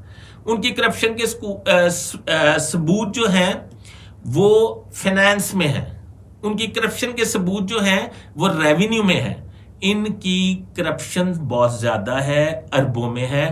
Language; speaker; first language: Urdu; native; Urdu